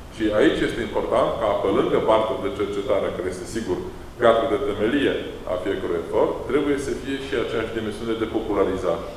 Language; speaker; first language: Romanian; non-native, fluent; Polish